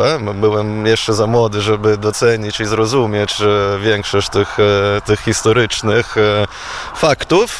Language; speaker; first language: Polish; non-native, fluent; Italian